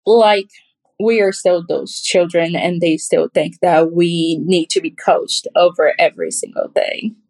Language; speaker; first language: English; non-native, fluent; Portuguese